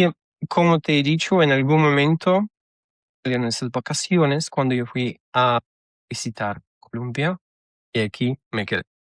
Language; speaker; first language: Spanish; non-native, fluent; Russian